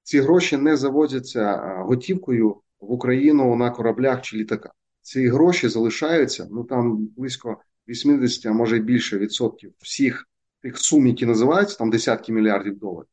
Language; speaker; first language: Ukrainian; native; Ukrainian